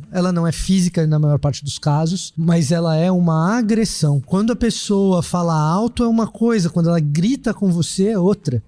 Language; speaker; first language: Portuguese; native; Portuguese